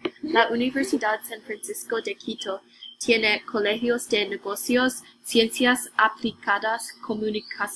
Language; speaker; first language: Spanish; non-native, learner; English